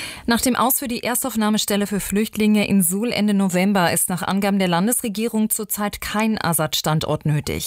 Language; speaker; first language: German; native; German